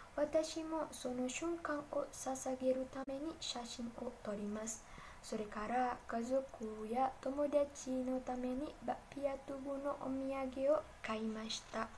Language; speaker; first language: Japanese; non-native, learner; Indonesian